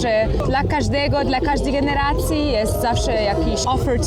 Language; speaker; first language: Polish; early bilingual, heritage; Polish